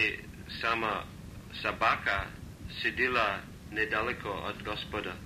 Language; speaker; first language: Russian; non-native, learner; English